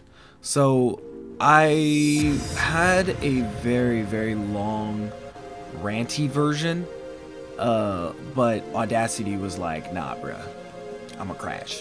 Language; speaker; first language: English; native; English